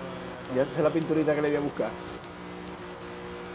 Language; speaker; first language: Spanish; native; Spanish